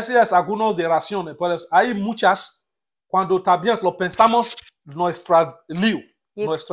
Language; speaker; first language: Spanish; non-native, learner; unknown